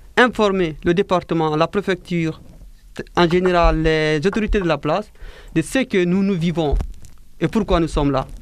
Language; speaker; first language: French; non-native, fluent; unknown